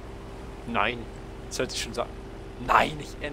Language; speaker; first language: German; native; German